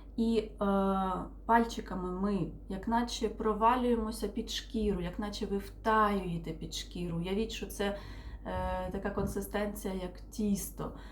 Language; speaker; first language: Ukrainian; non-native, local second language; Russian